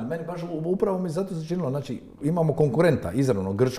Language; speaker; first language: Croatian; native; Croatian